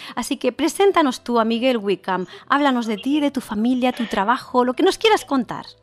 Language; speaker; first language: Spanish; native; Spanish